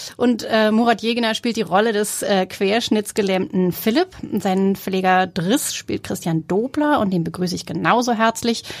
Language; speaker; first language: German; native; German